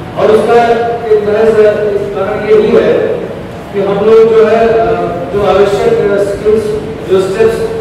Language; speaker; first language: Hindi; native; Hindi